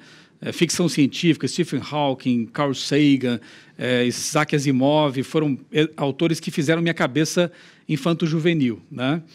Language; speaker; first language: Portuguese; native; Portuguese